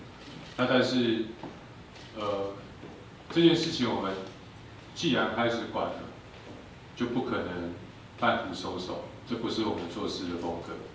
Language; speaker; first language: Chinese; native; Chinese